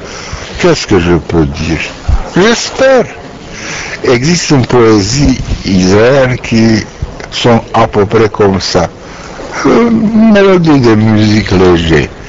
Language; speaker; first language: French; non-native, learner; Romanian